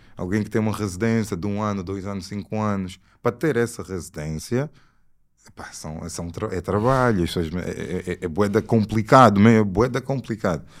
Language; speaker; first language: Portuguese; native; Portuguese